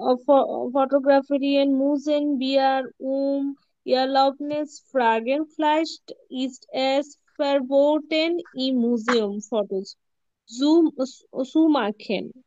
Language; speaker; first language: German; non-native, learner; Bangla